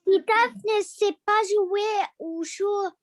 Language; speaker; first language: French; non-native, learner; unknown